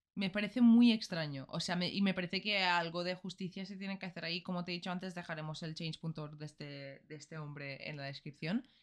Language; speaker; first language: Spanish; non-native, fluent; English